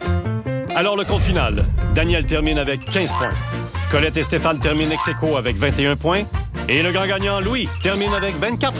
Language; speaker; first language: French; native; French